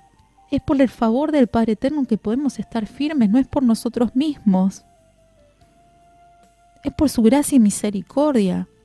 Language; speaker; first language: Spanish; native; Spanish